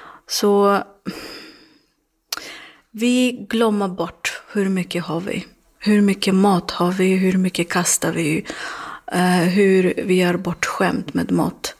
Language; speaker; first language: Swedish; non-native, learner; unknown